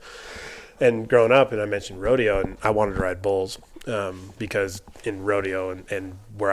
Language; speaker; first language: English; native; English